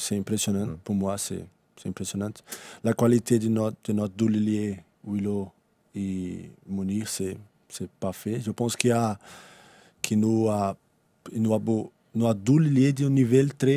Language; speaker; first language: French; non-native, learner; Portuguese